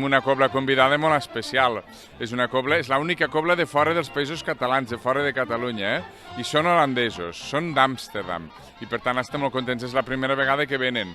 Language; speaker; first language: Catalan; native; Catalan